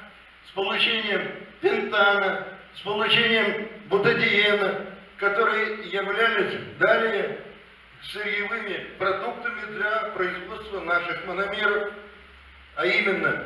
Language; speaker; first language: Russian; native; Russian